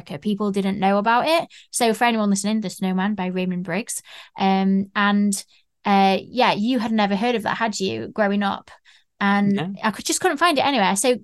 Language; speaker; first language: English; native; English